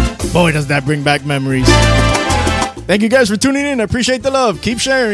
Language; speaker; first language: English; early bilingual, other home language; Spanish